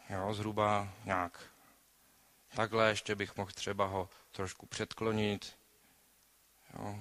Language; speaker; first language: Czech; native; Czech